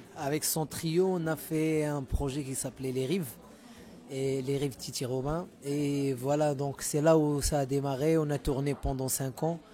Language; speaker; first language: French; non-native, local second language; Arabic